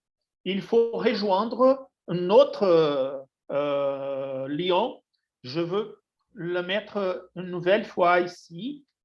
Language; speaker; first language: French; non-native, fluent; Portuguese